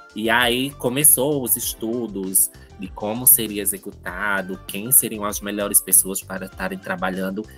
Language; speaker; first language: Portuguese; native; Portuguese